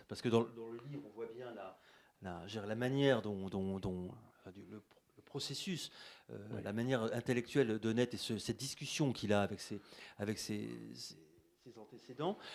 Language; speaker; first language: French; native; French